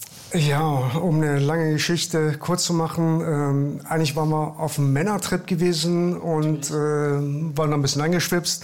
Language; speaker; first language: German; early bilingual, other home language; Persian